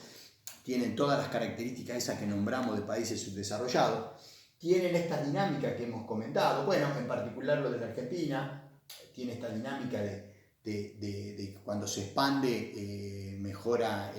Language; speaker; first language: Spanish; native; Spanish